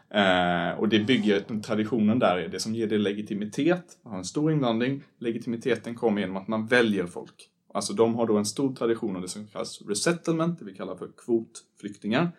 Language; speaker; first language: Swedish; native; Swedish